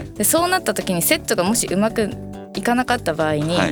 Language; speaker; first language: Japanese; native; Japanese